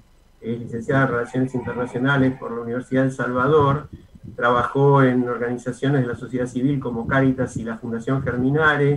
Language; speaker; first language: Spanish; native; Spanish